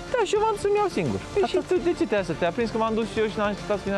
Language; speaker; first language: Romanian; native; Romanian